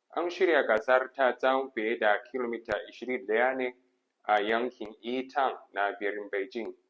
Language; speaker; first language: Hausa; non-native, fluent; Chinese